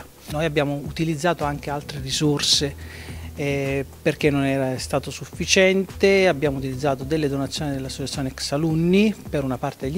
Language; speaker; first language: Italian; native; Italian